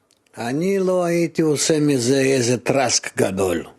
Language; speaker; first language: Hebrew; non-native, fluent; Russian